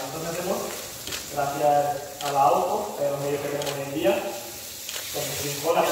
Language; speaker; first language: Spanish; native; Spanish